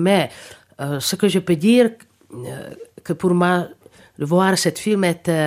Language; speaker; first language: French; non-native, fluent; Czech